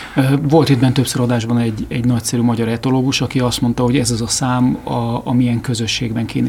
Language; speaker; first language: Hungarian; native; Hungarian